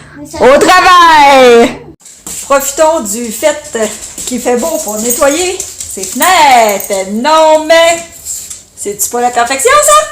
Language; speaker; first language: French; native; French